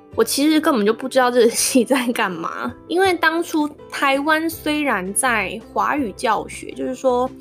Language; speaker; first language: Chinese; non-native, local second language; Min Nan Chinese